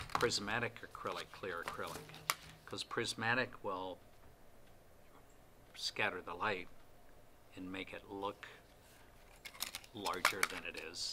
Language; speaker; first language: English; native; English